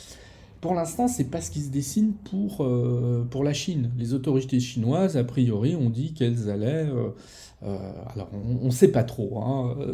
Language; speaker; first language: French; native; French